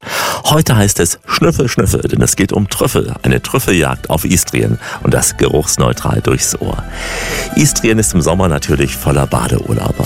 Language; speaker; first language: German; native; German